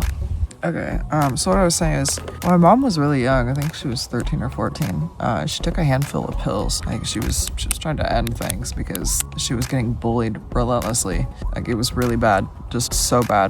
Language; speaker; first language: English; native; English